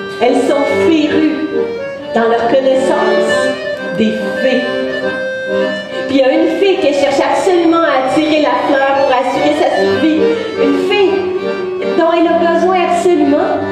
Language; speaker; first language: French; native; French